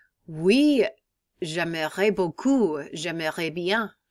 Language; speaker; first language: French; non-native, fluent; English